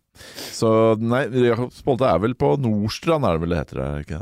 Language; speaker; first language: Norwegian; native; Norwegian